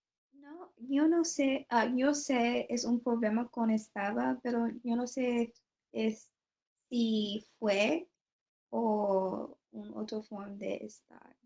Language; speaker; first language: Spanish; non-native, learner; English